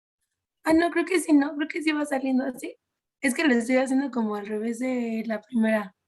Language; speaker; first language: Spanish; native; Spanish